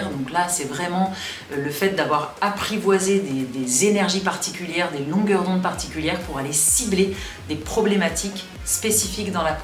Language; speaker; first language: French; native; French